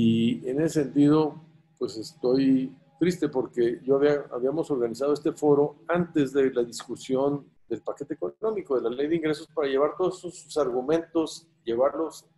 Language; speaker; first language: Spanish; native; Spanish